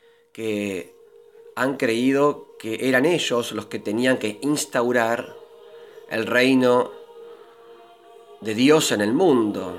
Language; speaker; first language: Spanish; native; Spanish